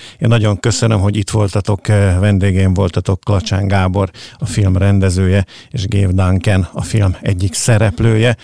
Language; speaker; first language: Hungarian; native; Hungarian